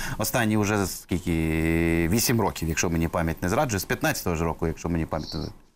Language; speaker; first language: Ukrainian; non-native, local second language; Russian